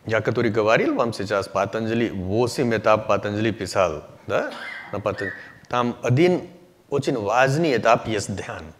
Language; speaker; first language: Russian; non-native, learner; Hindi